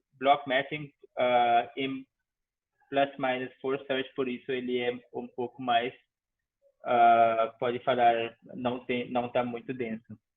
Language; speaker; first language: Portuguese; non-native, fluent; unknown